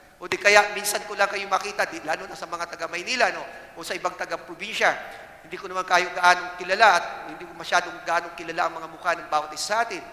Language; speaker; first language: Filipino; non-native, local second language; Cebuano